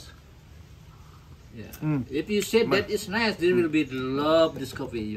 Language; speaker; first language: English; non-native, learner; Indonesian